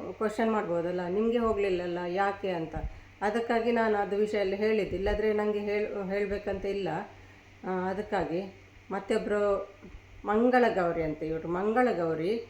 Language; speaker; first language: Kannada; native; Kannada